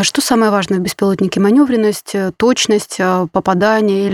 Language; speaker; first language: Russian; native; Russian